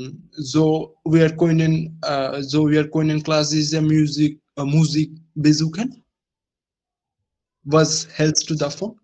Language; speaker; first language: German; non-native, learner; Bangla